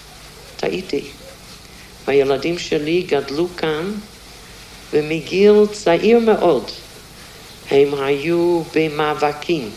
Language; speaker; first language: Hebrew; non-native, fluent; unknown